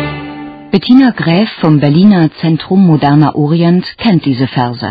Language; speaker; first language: German; native; German